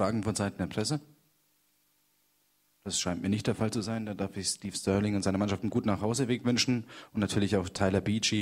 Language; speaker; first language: German; native; German